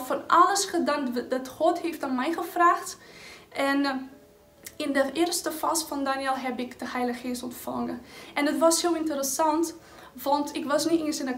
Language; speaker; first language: Dutch; non-native, fluent; Portuguese